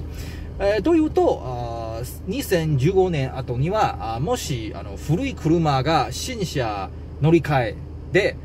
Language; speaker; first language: Japanese; non-native, learner; Chinese